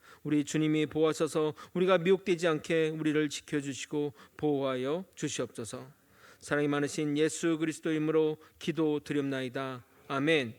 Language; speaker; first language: Korean; native; Korean